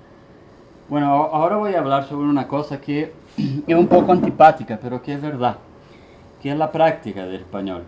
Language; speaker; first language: Spanish; early bilingual, heritage; Spanish